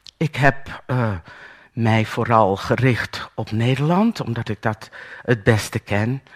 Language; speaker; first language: Dutch; native; Dutch